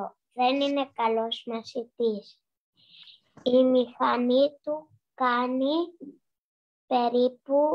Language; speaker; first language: Greek; non-native, learner; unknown